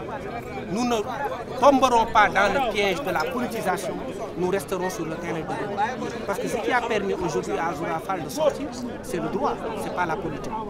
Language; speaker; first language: French; non-native, local second language; Wolof